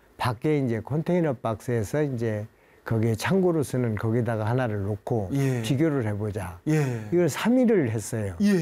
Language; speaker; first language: Korean; native; Korean